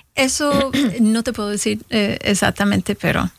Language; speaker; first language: Spanish; early bilingual, heritage; Spanish